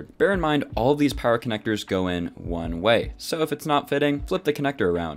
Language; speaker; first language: English; native; English